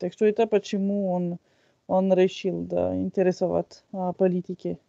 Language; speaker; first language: Russian; non-native, fluent; French